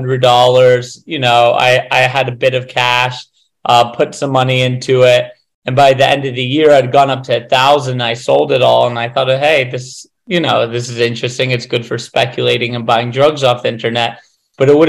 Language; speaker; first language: English; native; English